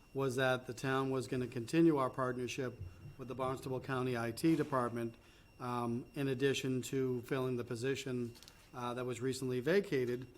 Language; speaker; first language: English; native; English